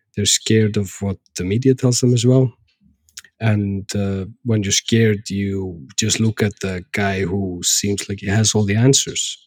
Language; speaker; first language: English; non-native, fluent; Icelandic